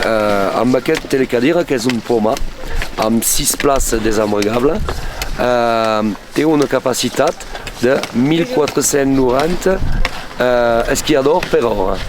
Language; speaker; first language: Catalan; non-native, fluent; French